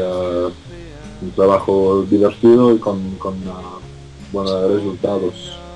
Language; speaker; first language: Spanish; non-native, fluent; English